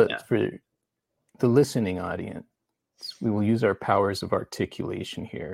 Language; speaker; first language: English; native; English